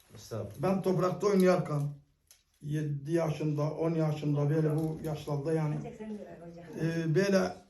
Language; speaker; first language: Turkish; early bilingual, heritage; Arabic